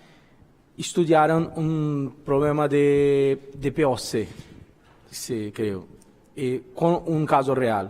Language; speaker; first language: Spanish; non-native, fluent; Portuguese